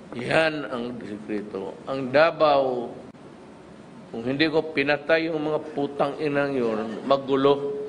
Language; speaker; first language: Filipino; non-native, local second language; Cebuano